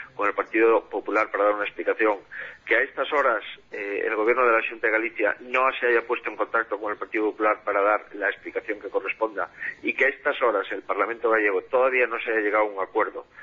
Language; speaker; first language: Spanish; native; Spanish